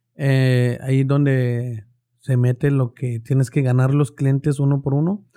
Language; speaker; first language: Spanish; native; Spanish